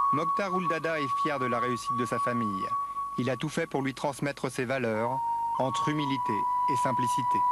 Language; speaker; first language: French; native; French